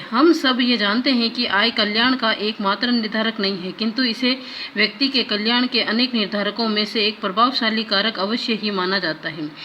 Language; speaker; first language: Hindi; native; Hindi